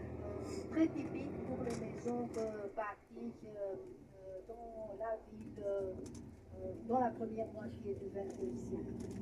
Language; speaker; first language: French; non-native, fluent; Romanian